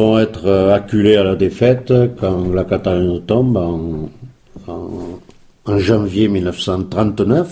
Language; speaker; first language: French; early bilingual, other home language; Spanish